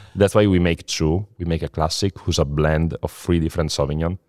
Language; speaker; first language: English; non-native, fluent; Italian